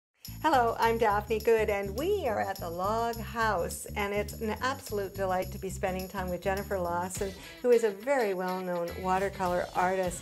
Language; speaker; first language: English; native; English